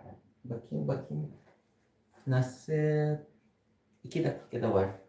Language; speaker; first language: Turkish; non-native, learner; Filipino